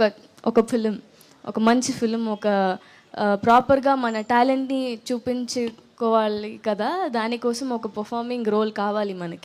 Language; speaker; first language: Telugu; non-native, fluent; Tamil